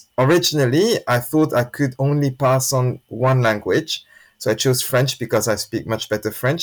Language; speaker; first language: English; non-native, fluent; French